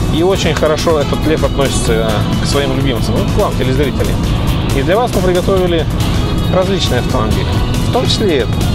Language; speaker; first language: Russian; native; Russian